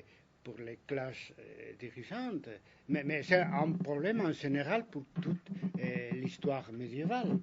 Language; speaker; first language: French; non-native, fluent; Spanish